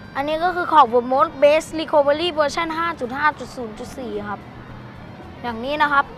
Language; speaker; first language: Thai; native; Thai